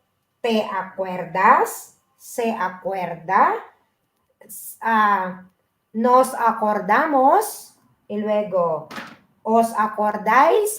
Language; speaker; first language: Spanish; non-native, learner; Filipino